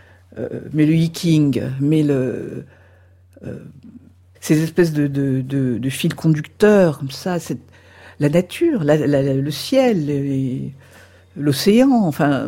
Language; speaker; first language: French; native; French